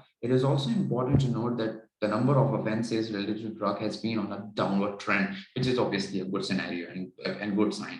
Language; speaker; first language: English; non-native, local second language; Urdu